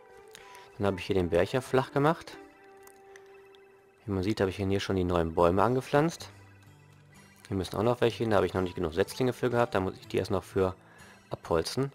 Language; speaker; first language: German; native; German